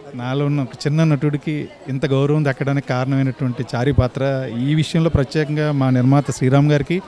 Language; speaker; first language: Telugu; native; Telugu